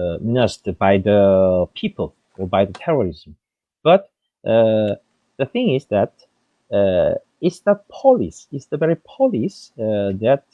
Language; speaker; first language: English; non-native, fluent; French